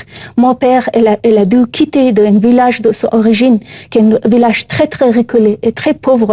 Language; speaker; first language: French; non-native, learner; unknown